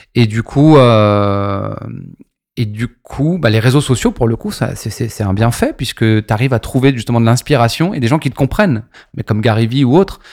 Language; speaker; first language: French; native; French